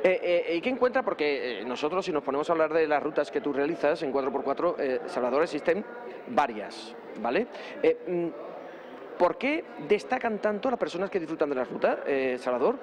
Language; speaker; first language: Spanish; native; Spanish